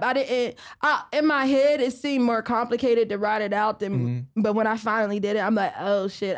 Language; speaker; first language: English; native; English